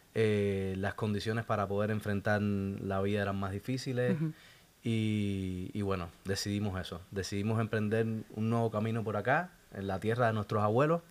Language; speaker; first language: Spanish; native; Spanish